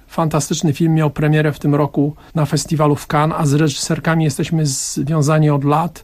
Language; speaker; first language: Polish; native; Polish